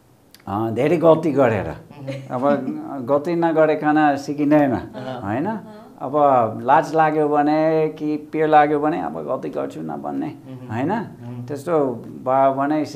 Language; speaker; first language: Nepali; non-native, fluent; English